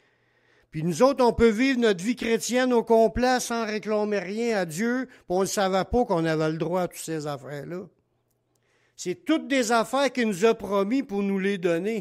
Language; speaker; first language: French; native; French